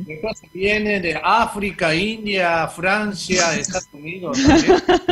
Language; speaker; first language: Spanish; non-native, fluent; Japanese